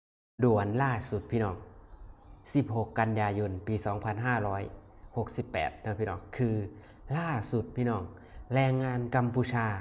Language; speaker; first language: Thai; non-native, local second language; Northeastern Thai